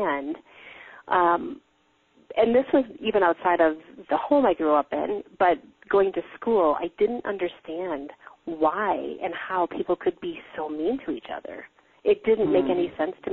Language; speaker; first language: English; native; English